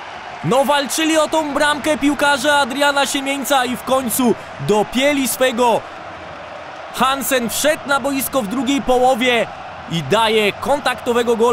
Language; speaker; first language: Polish; native; Polish